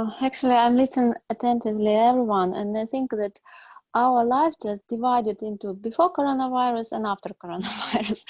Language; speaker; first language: English; non-native, learner; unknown